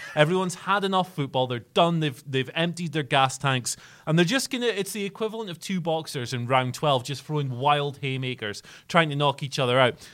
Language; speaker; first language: English; native; English